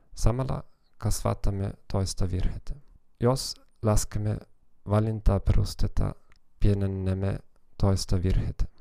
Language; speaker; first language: Finnish; non-native, learner; German